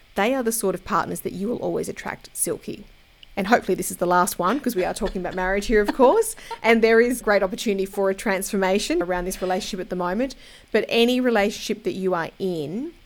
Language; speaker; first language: English; native; English